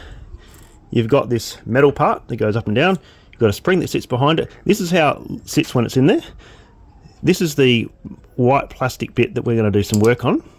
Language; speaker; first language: English; native; English